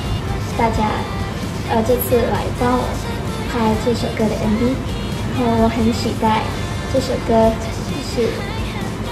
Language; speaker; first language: Chinese; non-native, fluent; Thai